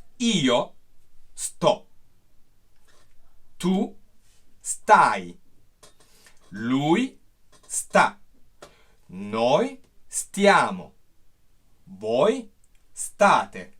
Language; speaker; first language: Italian; non-native, fluent; Turkish